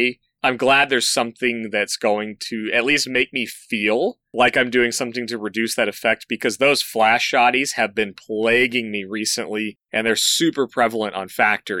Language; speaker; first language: English; native; English